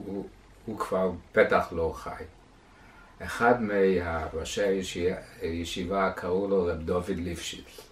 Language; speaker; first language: Hebrew; non-native, fluent; English